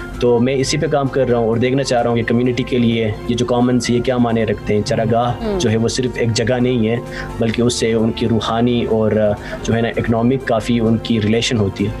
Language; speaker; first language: Urdu; non-native, local second language; Khowar